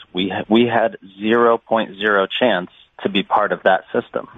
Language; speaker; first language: English; native; English